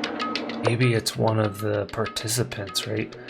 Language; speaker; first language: English; native; English